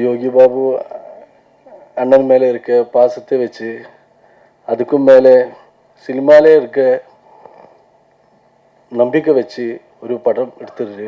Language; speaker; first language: Tamil; non-native, learner; Malayalam